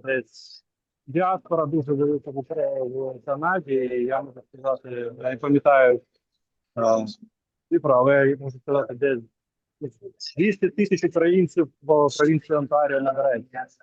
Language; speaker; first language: Ukrainian; non-native, local second language; Russian